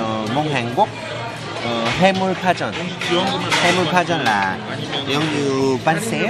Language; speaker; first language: Vietnamese; non-native, learner; Korean